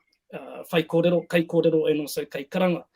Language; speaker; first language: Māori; non-native, local second language; English